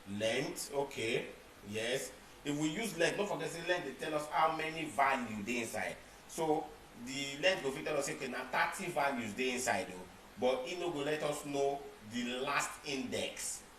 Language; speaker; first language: Nigerian Pidgin; non-native, local second language; Yoruba